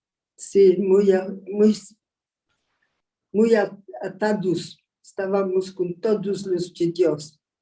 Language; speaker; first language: Spanish; early bilingual, heritage; Ladino